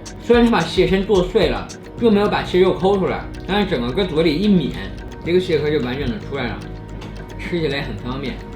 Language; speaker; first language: Chinese; native; Chinese